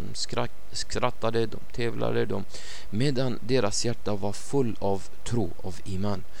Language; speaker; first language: Swedish; non-native, fluent; Arabic